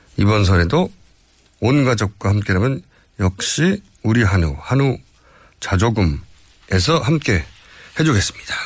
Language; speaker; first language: Korean; native; Korean